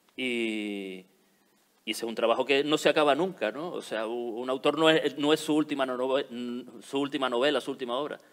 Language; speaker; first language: Spanish; native; Spanish